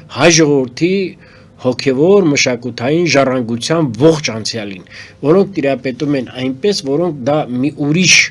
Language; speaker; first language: Armenian; native; Armenian